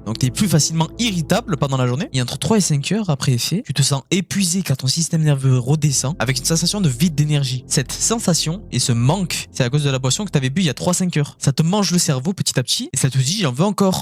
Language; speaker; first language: French; native; French